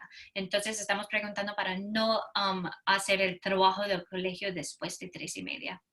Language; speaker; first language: Spanish; non-native, fluent; English